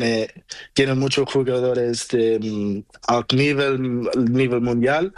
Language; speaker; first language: Spanish; non-native, learner; Portuguese